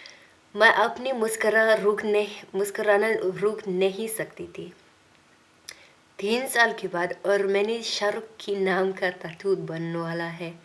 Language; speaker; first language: Hindi; non-native, learner; English